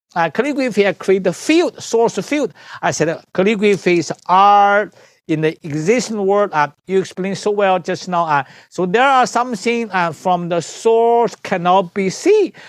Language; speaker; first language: English; non-native, learner; Chinese